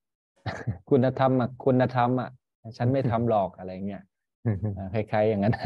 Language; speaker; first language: Thai; native; Thai